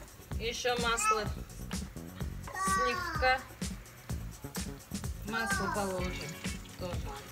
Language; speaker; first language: Russian; non-native, learner; Tajik